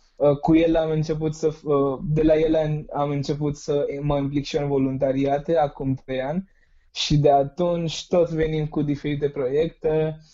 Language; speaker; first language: Romanian; non-native, fluent; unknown